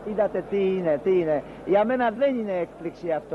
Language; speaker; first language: Greek; non-native, learner; Polish